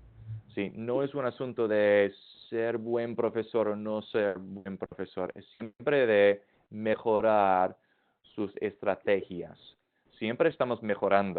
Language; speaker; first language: Spanish; non-native, fluent; English